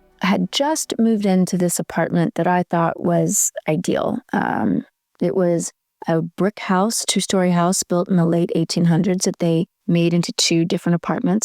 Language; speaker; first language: English; native; English